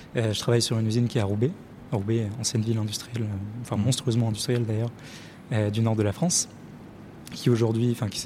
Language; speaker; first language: French; native; French